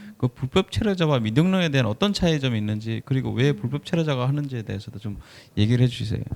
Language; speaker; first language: Korean; non-native, fluent; Bangla